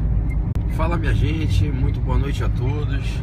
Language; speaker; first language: Portuguese; native; Portuguese